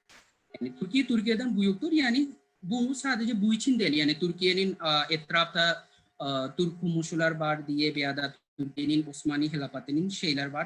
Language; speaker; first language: Turkish; non-native, fluent; Bangla